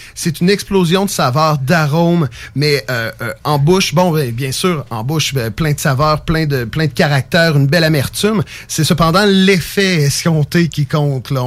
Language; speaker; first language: French; native; French